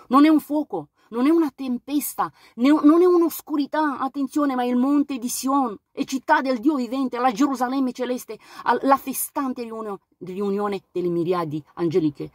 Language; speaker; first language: Italian; non-native, fluent; Romanian